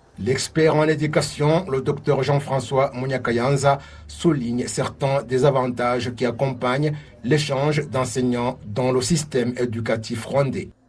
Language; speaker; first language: French; non-native, local second language; Kinyarwanda